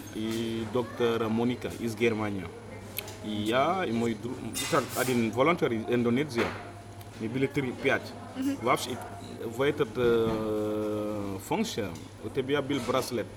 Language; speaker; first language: Russian; non-native, learner; Wolof